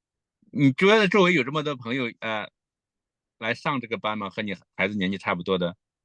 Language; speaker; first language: Chinese; native; Chinese